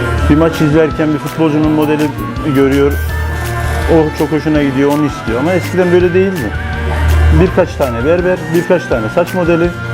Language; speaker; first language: Turkish; native; Turkish